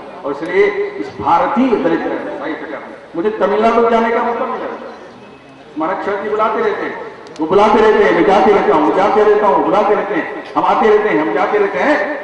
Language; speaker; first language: Hindi; native; Hindi